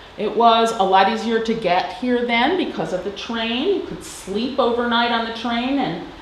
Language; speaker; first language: English; native; English